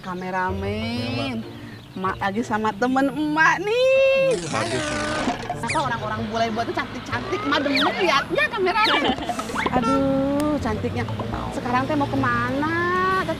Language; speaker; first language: Indonesian; non-native, local second language; Sundanese